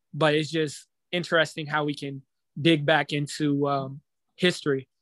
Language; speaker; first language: English; native; English